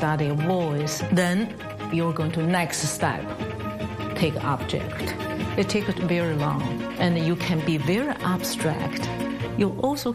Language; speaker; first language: English; non-native, learner; Chinese